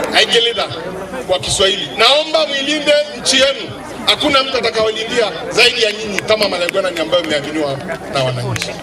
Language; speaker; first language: Swahili; non-native, local second language; Masai